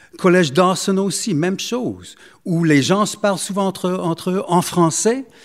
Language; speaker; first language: French; non-native, local second language; English